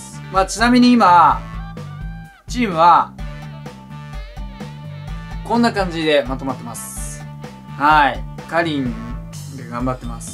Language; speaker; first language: Japanese; native; Japanese